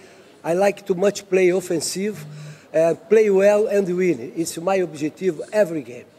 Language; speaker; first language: English; non-native, learner; Portuguese